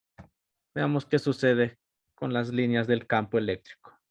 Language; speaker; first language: Spanish; native; Spanish